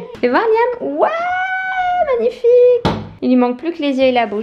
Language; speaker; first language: French; native; French